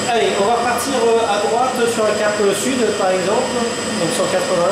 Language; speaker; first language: French; native; French